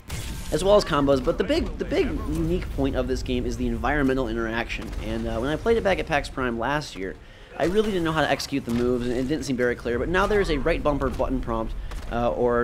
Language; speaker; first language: English; native; English